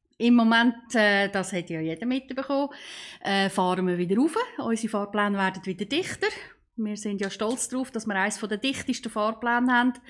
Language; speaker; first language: German; native; German